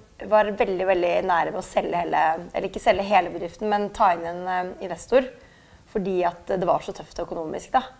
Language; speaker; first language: Norwegian; early bilingual, other home language; German